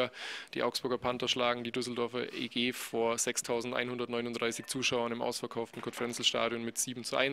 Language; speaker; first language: German; native; German